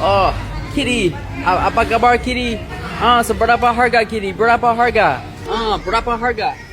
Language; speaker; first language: Indonesian; non-native, learner; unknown